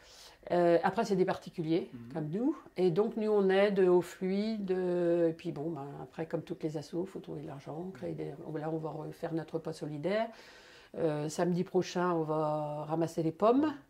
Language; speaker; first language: French; native; French